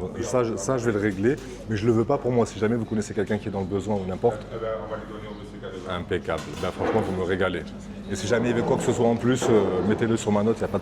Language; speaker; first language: French; native; French